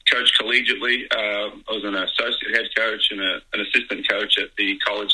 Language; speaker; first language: English; native; English